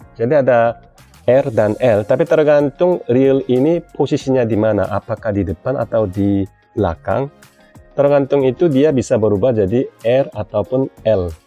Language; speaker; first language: Indonesian; non-native, fluent; Korean